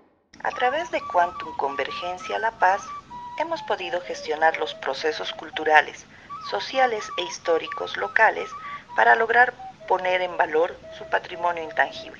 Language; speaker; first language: Spanish; native; Spanish